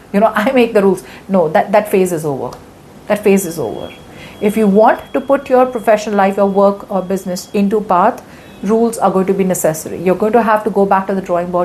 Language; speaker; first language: English; non-native, local second language; Hindi